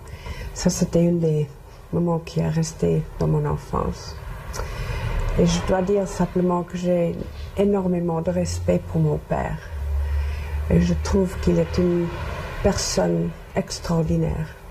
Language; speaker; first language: French; non-native, local second language; English